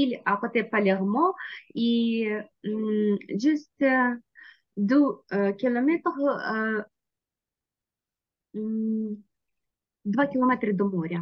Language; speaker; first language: French; non-native, learner; Ukrainian